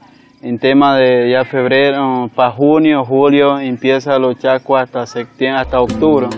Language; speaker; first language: Spanish; non-native, local second language; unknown